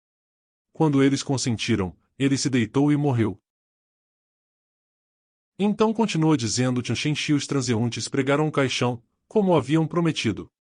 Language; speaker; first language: Portuguese; native; Portuguese